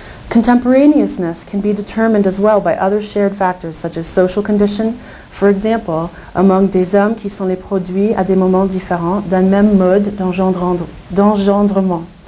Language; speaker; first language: French; non-native, fluent; English